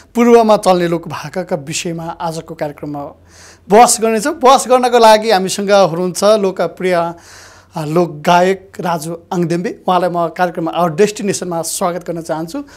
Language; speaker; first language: Nepali; native; Nepali